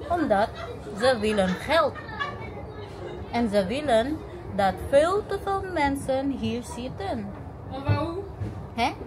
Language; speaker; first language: Dutch; non-native, learner; Filipino